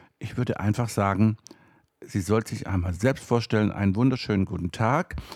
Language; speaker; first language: German; native; German